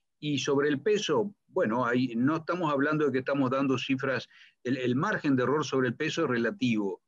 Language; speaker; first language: Spanish; native; Spanish